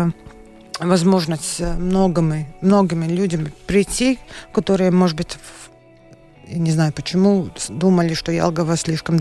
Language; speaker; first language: Russian; non-native, local second language; Latvian